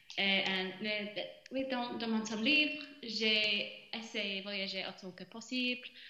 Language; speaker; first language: French; non-native, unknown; English